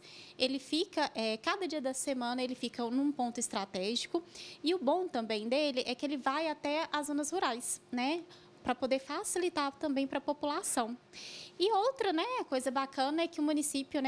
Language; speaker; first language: Portuguese; native; Portuguese